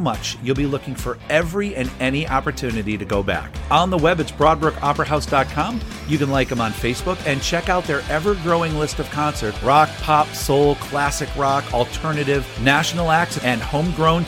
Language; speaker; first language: English; native; English